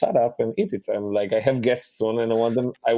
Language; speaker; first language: English; non-native, fluent; Hebrew